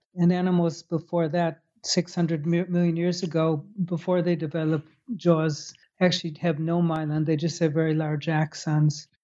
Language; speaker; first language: English; native; English